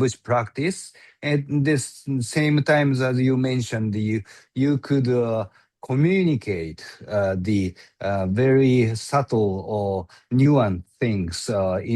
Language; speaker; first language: English; non-native, learner; Japanese